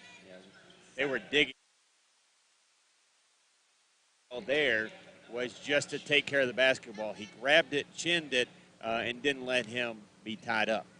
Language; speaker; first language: English; native; English